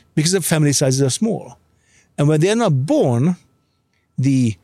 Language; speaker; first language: English; non-native, fluent; Hungarian